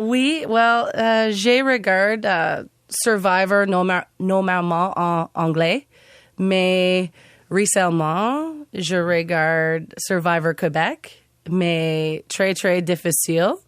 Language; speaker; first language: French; non-native, learner; English